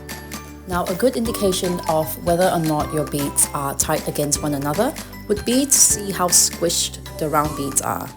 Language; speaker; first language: English; native; English